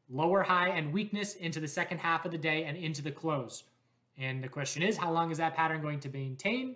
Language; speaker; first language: English; native; English